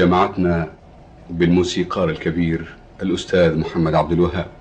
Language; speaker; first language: Arabic; native; Arabic